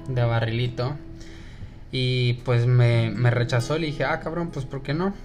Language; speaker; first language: Spanish; native; Spanish